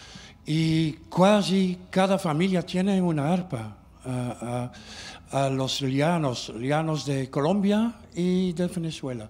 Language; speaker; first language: Spanish; non-native, learner; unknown